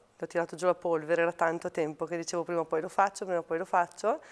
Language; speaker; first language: Italian; native; Italian